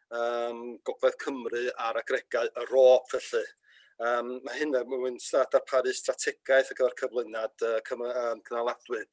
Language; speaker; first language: Welsh; native; Welsh